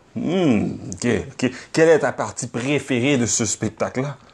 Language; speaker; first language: French; native; French